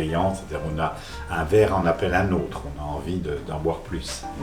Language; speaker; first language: French; native; French